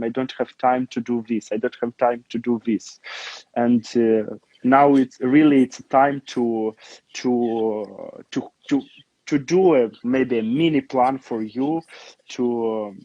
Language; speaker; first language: English; non-native, learner; Romanian